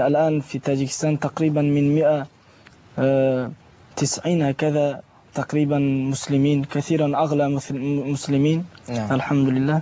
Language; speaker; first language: Arabic; non-native, learner; Tajik